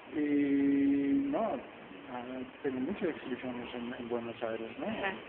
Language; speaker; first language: Spanish; non-native, learner; Dutch